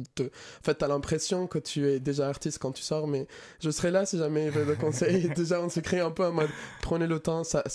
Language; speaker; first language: French; non-native, fluent; Spanish